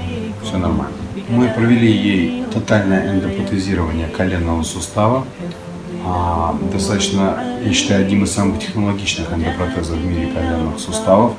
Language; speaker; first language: Russian; native; Russian